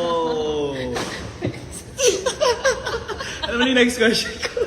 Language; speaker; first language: Filipino; native; Filipino